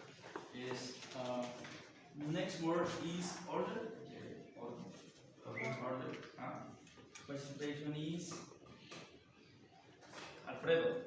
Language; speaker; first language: English; non-native, learner; Spanish